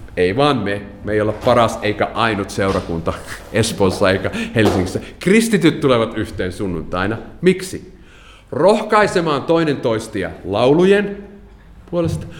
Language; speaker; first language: Finnish; non-native, fluent; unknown